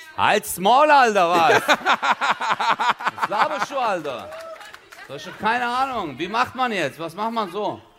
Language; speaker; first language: German; early bilingual, other home language; Turkish